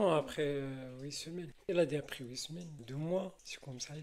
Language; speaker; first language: French; non-native, learner; Arabic